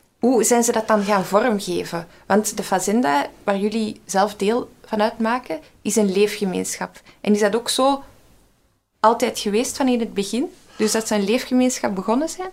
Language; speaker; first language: Dutch; native; Dutch